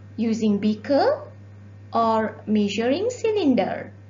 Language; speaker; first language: English; non-native, local second language; Malay